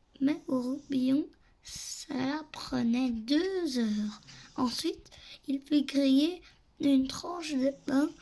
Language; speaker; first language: French; native; French